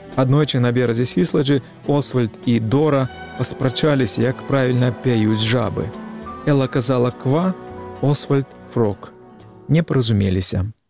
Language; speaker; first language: Belarusian; native; Belarusian